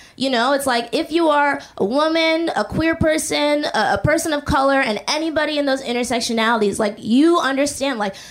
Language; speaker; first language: English; native; English